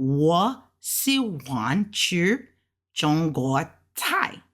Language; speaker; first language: Chinese; non-native, learner; English